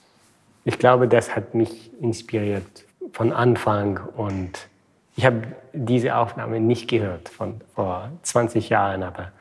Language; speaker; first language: German; non-native, fluent; French